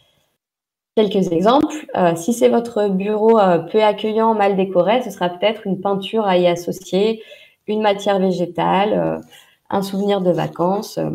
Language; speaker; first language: French; native; French